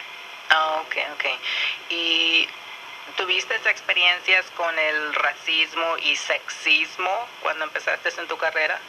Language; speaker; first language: Spanish; early bilingual, other home language; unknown